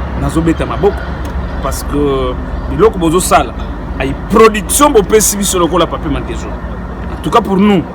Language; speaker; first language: Lingala; non-native, local second language; Kongo